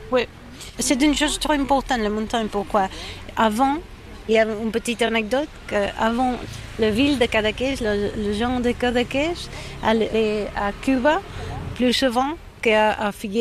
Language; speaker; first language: French; non-native, learner; Catalan